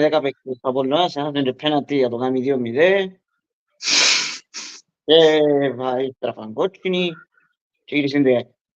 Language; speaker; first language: Greek; early bilingual, heritage; Greek